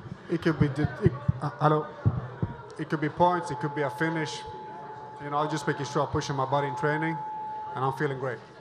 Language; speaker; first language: English; non-native, fluent; Swedish